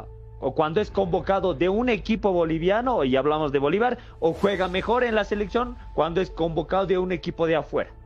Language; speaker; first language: Spanish; native; Spanish